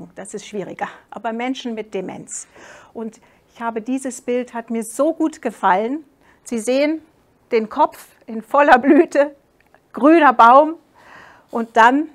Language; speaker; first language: German; non-native, fluent; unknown